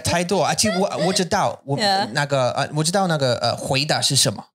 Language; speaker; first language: Chinese; non-native, learner; English